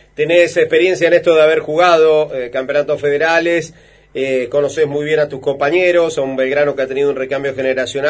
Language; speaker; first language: Spanish; native; Spanish